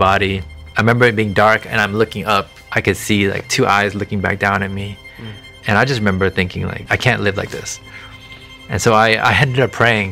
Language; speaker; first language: English; native; English